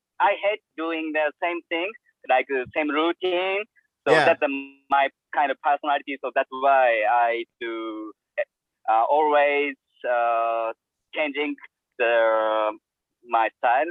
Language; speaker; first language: English; non-native, learner; Japanese